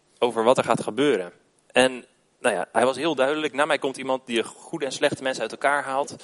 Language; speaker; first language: Dutch; native; Dutch